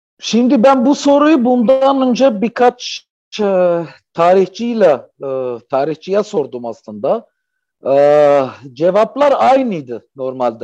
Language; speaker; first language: Turkish; non-native, fluent; Arabic